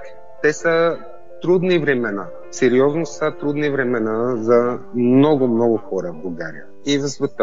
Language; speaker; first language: Bulgarian; non-native, fluent; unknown